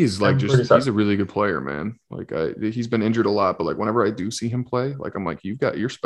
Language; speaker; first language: English; native; English